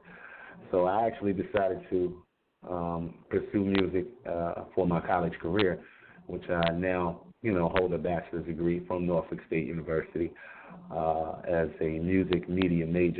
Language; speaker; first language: English; native; English